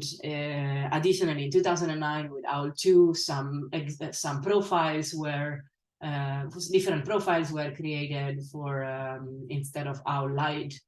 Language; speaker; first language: English; non-native, fluent; Italian